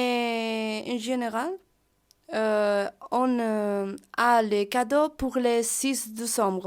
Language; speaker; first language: French; non-native, learner; Spanish